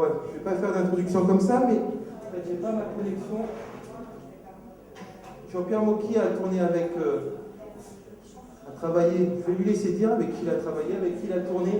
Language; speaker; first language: French; native; French